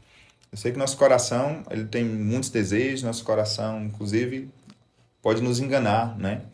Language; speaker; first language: Portuguese; native; Portuguese